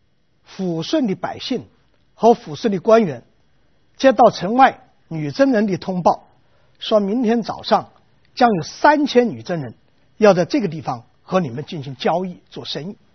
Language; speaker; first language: Chinese; native; Chinese